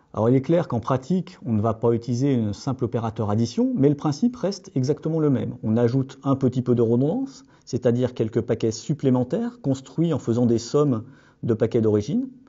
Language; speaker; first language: French; native; French